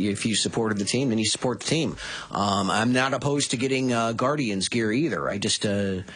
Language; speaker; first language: English; native; English